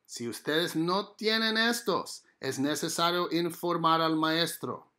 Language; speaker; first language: Spanish; non-native, fluent; English